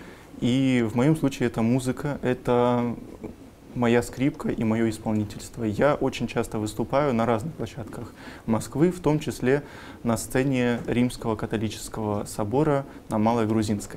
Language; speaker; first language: Russian; native; Russian